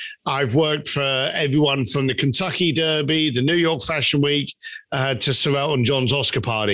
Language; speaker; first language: English; native; English